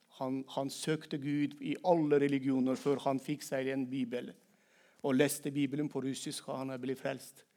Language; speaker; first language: Norwegian; non-native, fluent; Turkmen